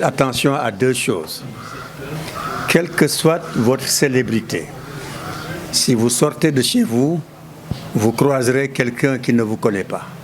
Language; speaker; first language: French; non-native, local second language; Wolof